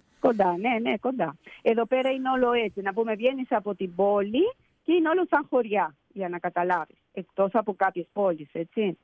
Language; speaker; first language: Greek; early bilingual, heritage; Spanish